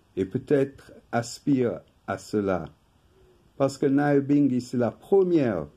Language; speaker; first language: French; non-native, fluent; English